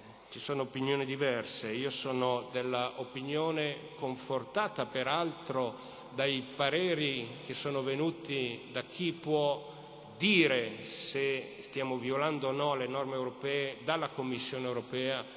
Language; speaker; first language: Italian; native; Italian